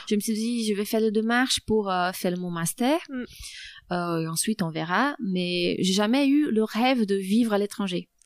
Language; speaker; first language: French; non-native, fluent; Portuguese